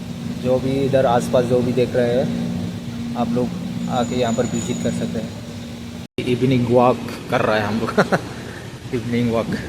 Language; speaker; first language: Hindi; non-native, local second language; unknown